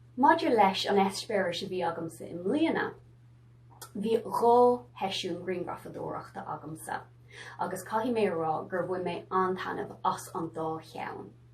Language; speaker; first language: Irish; native; Irish